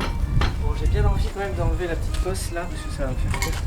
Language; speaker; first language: French; native; French